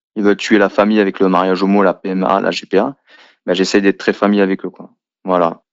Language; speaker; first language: French; native; French